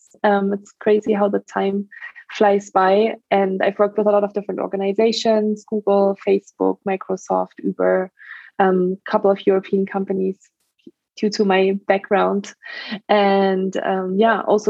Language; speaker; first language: English; non-native, fluent; German